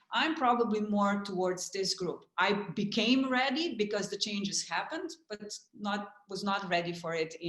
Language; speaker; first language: English; non-native, fluent; Slovenian